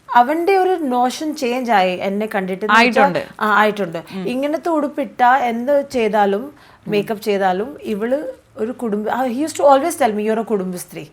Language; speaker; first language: Malayalam; early bilingual, heritage; Malayalam